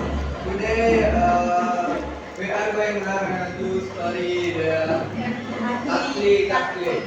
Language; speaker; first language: English; non-native, learner; Indonesian